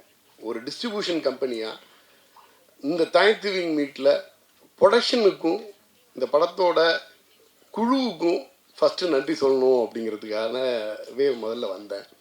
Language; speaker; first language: Tamil; native; Tamil